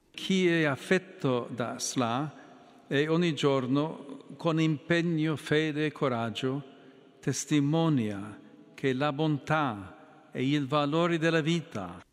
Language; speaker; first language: Italian; non-native, fluent; English